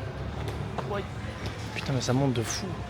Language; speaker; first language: French; native; French